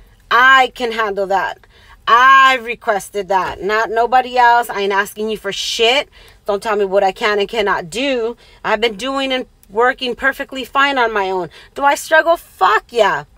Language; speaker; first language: English; early bilingual, other home language; Spanish